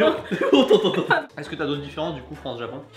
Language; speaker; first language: French; native; French